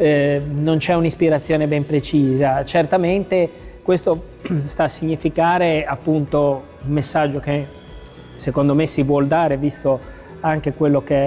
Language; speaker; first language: Italian; native; Italian